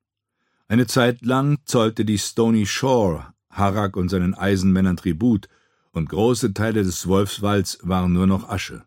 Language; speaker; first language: German; native; German